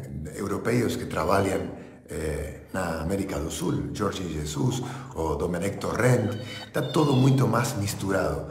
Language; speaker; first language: Portuguese; non-native, fluent; Spanish